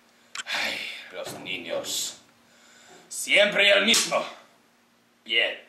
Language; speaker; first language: Spanish; non-native, learner; English